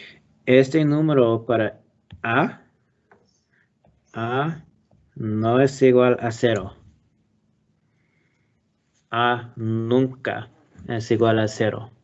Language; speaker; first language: Spanish; non-native, learner; English